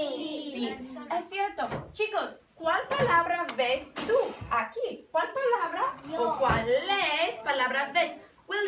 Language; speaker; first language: Spanish; non-native, fluent; English